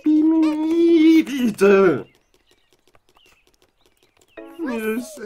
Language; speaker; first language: French; native; French